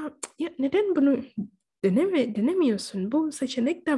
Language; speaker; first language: Turkish; non-native, fluent; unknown